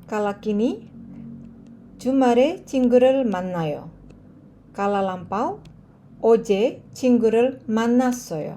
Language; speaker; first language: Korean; non-native, fluent; Indonesian